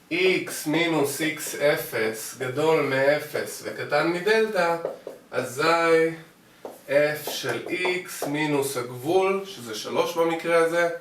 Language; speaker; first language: Hebrew; native; Hebrew